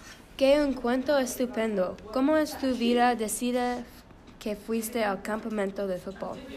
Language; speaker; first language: Spanish; non-native, learner; English